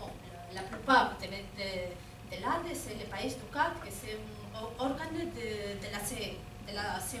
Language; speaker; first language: French; non-native, fluent; Spanish